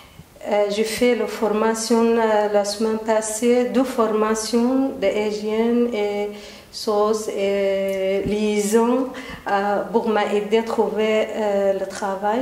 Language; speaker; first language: French; non-native, learner; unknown